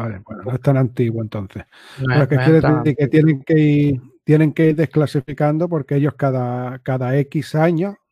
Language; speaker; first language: Spanish; native; Spanish